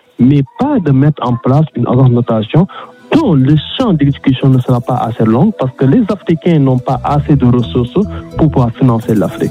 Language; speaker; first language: French; non-native, local second language; Wolof